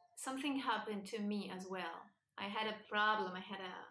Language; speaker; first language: English; non-native, fluent; Spanish